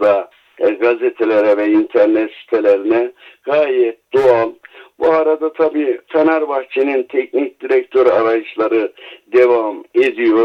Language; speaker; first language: Turkish; native; Turkish